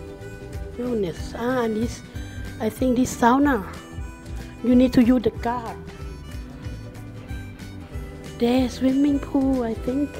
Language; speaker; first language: English; non-native, learner; Thai